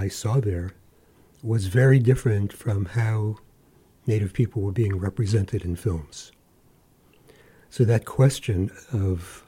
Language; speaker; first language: English; native; English